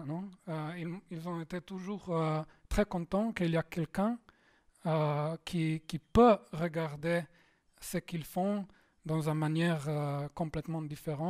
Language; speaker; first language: French; non-native, fluent; Slovenian